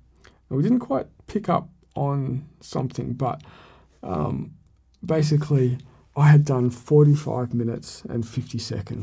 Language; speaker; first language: English; native; English